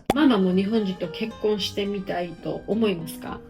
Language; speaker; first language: Japanese; non-native, fluent; Georgian